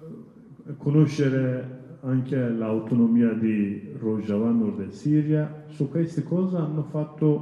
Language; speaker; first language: Italian; non-native, learner; Kurdish